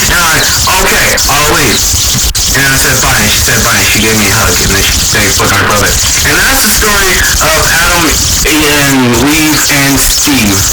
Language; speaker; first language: English; native; English